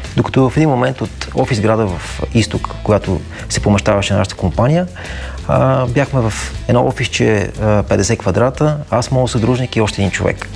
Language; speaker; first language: Bulgarian; native; Bulgarian